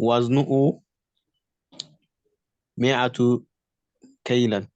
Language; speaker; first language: Arabic; non-native, learner; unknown